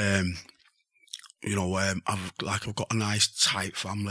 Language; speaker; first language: English; native; English